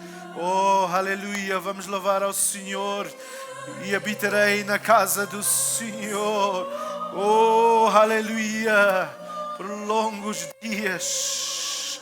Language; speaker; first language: Portuguese; native; Portuguese